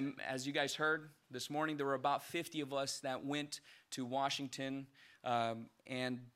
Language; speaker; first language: English; early bilingual, other home language; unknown